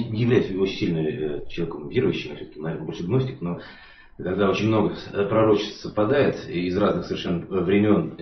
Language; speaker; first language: Russian; native; Russian